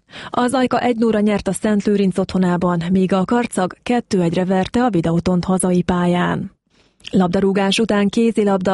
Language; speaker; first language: Hungarian; native; Hungarian